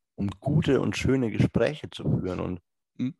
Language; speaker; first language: German; native; German